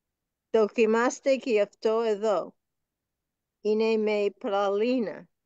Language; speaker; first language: Greek; non-native, learner; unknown